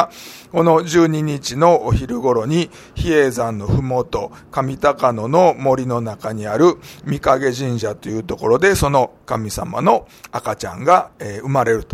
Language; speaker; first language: Japanese; native; Japanese